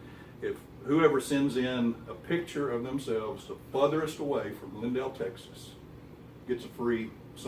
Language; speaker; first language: English; native; English